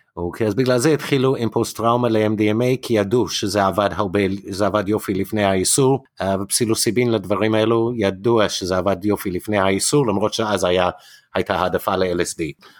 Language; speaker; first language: Hebrew; non-native, fluent; English